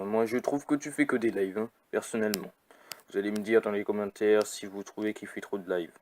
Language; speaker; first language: French; native; French